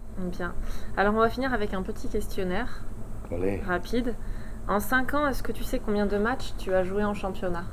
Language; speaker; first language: French; native; French